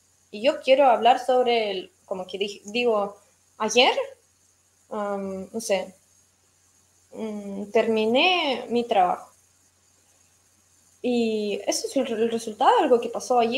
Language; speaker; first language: Spanish; non-native, fluent; Russian